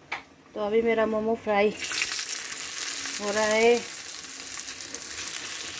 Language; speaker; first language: Hindi; non-native, local second language; Nepali